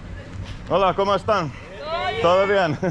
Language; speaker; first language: Spanish; non-native, learner; Finnish